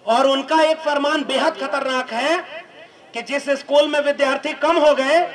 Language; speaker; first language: Hindi; native; Hindi